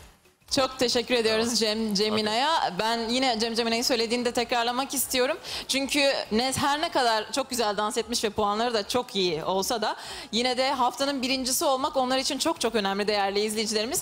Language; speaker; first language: Turkish; native; Turkish